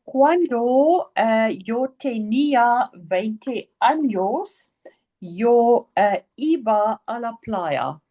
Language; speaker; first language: Spanish; non-native, learner; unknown